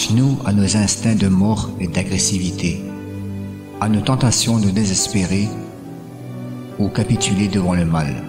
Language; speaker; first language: French; native; French